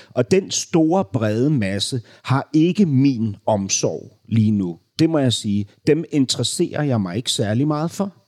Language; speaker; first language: Danish; native; Danish